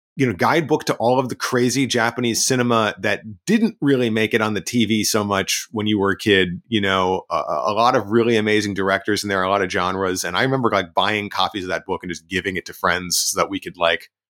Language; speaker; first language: English; native; English